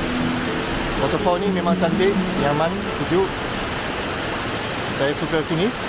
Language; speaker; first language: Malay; non-native, local second language; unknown